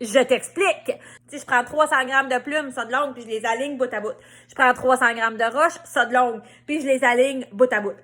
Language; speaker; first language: French; native; French